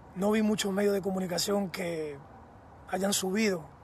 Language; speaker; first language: Spanish; early bilingual, heritage; Spanish